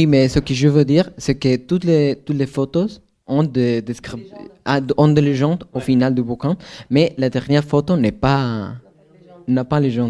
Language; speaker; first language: French; non-native, fluent; Spanish